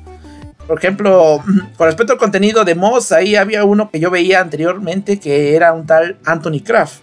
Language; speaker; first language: Spanish; native; Spanish